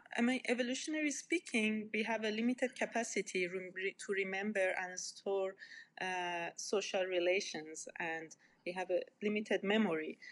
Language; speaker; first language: English; non-native, fluent; Persian